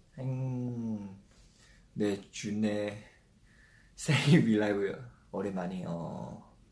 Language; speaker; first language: Korean; non-native, fluent; Chinese